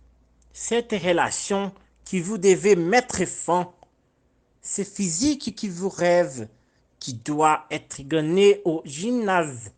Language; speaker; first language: French; non-native, learner; Portuguese